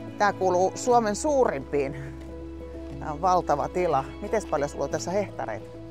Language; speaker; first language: Finnish; native; Finnish